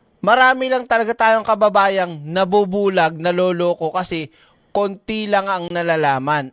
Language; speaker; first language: Filipino; non-native, local second language; Cebuano